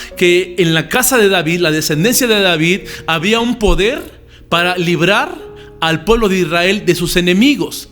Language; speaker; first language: Spanish; native; Spanish